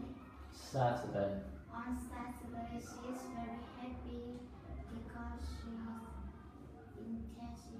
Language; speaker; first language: English; non-native, learner; Vietnamese